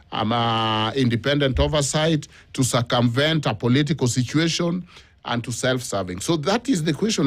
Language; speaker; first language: English; non-native, local second language; Luo (Kenya and Tanzania)